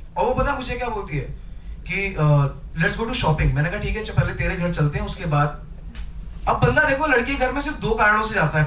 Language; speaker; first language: Hindi; non-native, local second language; Bangla